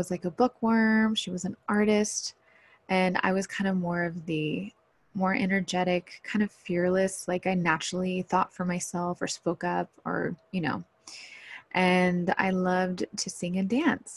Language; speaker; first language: English; native; English